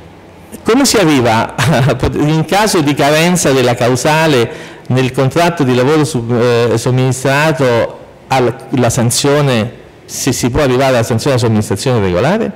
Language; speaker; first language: Italian; native; Italian